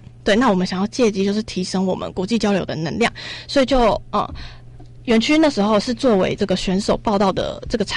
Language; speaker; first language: Chinese; native; Chinese